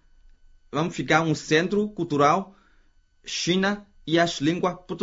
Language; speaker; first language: Portuguese; non-native, fluent; Chinese